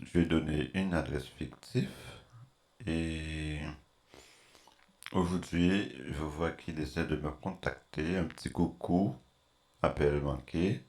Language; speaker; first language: French; native; French